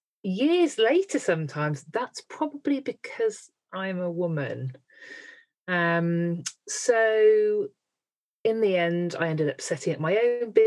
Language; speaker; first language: English; native; English